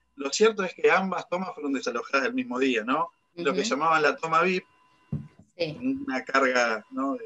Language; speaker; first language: Spanish; native; Spanish